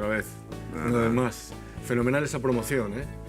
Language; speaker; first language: Spanish; native; Spanish